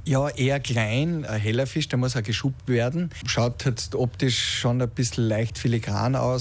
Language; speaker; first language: German; native; German